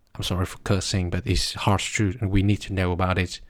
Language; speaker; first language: English; non-native, fluent; Vietnamese